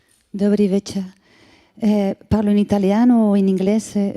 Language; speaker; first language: Italian; non-native, fluent; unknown